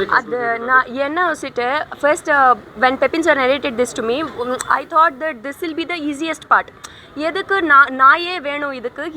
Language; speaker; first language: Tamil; non-native, learner; Telugu